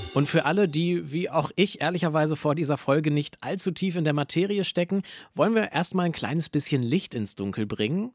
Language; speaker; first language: German; native; German